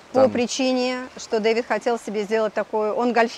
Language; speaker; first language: Russian; native; Russian